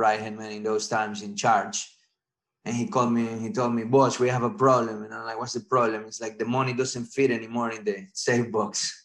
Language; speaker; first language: English; non-native, fluent; Spanish